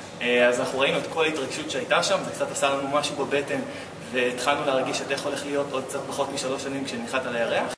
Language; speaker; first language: Hebrew; native; Hebrew